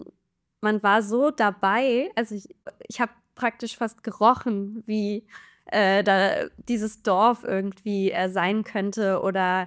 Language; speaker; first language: German; native; German